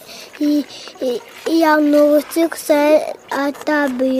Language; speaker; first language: French; non-native, local second language; Swahili